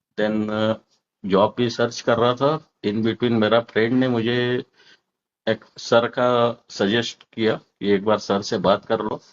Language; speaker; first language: Hindi; non-native, local second language; Marathi